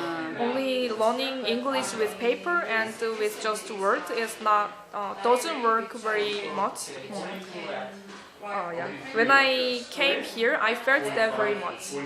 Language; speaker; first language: English; non-native, learner; Korean